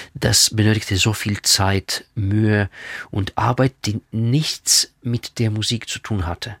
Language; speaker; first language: German; non-native, fluent; Russian